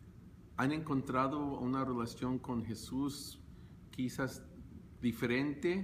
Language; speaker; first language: Spanish; early bilingual, heritage; Spanish